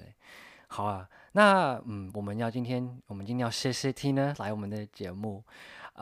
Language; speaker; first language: Chinese; non-native, fluent; English